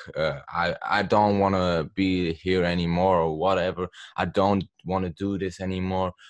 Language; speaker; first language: English; non-native, learner; Swiss German